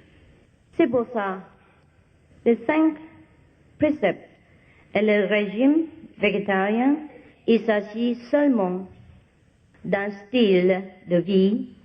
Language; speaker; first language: French; non-native, learner; Vietnamese